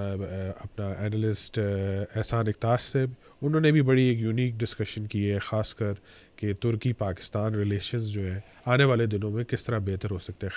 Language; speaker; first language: Urdu; native; Urdu